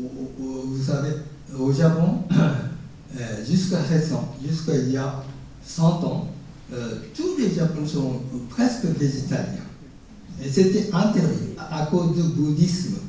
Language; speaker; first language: French; non-native, fluent; Japanese